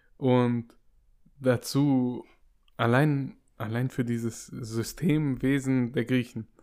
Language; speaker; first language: German; native; German